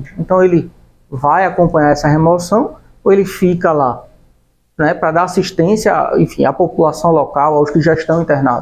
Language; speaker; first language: Portuguese; native; Portuguese